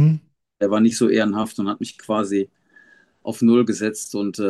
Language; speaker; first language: German; native; German